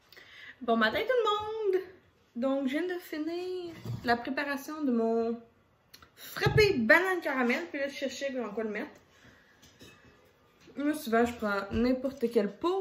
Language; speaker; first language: French; native; French